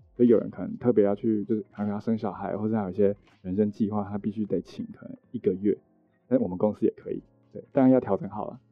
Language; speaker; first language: Chinese; native; Chinese